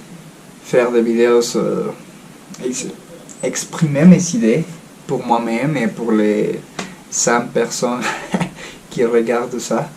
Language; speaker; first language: French; non-native, fluent; Spanish